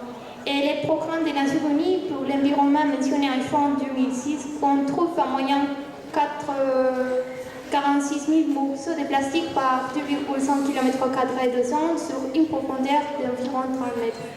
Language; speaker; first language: French; non-native, fluent; Spanish